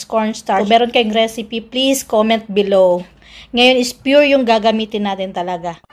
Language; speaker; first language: Filipino; non-native, local second language; Cebuano